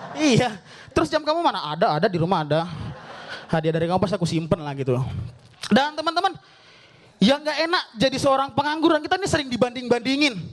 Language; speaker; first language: Indonesian; native; Indonesian